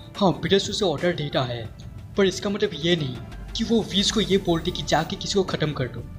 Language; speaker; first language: Hindi; non-native, local second language; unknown